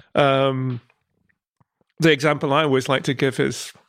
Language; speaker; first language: English; native; English